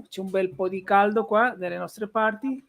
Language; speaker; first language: Italian; native; Italian